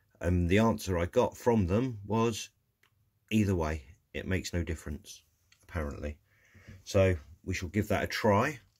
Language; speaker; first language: English; native; English